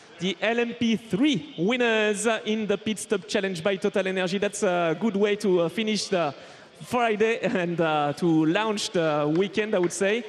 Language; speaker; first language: English; non-native, fluent; French